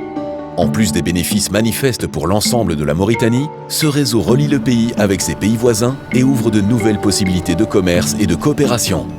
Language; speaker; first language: French; native; French